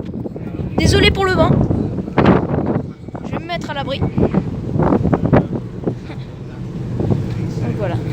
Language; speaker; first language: French; native; French